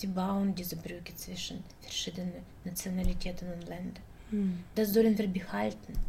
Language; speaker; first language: German; non-native, learner; Russian